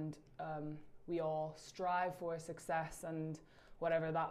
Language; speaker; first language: English; native; English